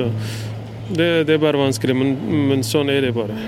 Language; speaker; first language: Norwegian; early bilingual, other home language; Somali